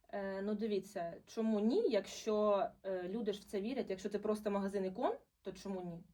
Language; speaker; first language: Ukrainian; non-native, local second language; Russian